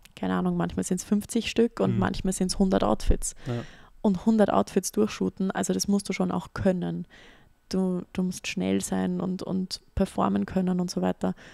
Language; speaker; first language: German; native; German